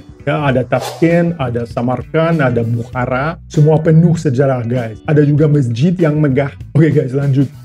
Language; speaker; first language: Indonesian; non-native, fluent; Russian